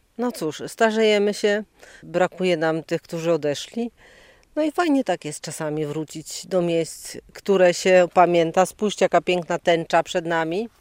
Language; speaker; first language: Polish; native; Polish